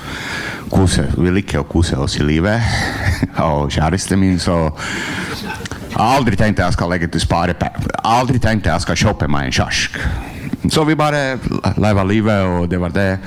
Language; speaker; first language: Norwegian; non-native, learner; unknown